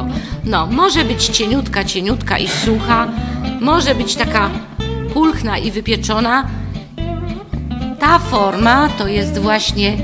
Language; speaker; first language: Polish; non-native, fluent; Italian